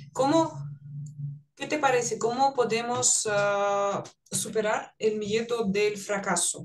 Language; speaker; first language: Spanish; non-native, fluent; Russian